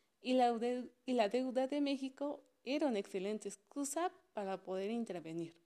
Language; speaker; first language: Spanish; native; Spanish